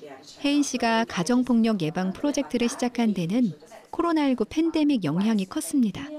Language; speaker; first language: Korean; native; Korean